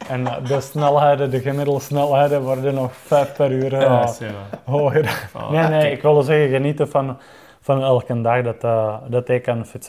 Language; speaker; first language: Dutch; non-native, fluent; Czech